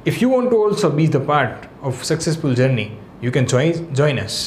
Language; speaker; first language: English; non-native, local second language; Gujarati